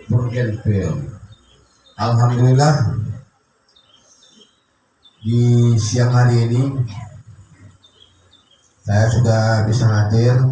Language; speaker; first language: Indonesian; native; Indonesian